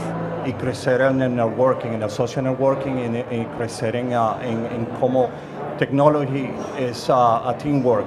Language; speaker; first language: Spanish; early bilingual, heritage; Spanish